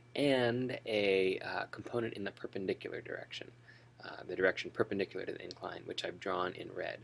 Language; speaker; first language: English; native; English